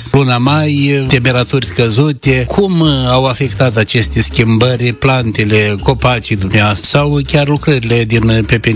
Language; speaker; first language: Romanian; native; Romanian